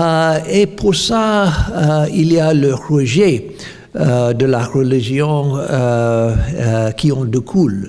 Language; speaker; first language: French; non-native, fluent; English